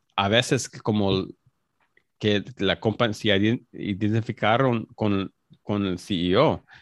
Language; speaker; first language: Spanish; early bilingual, heritage; Spanish